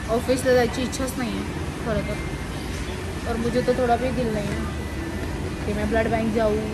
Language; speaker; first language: Hindi; non-native, local second language; Marathi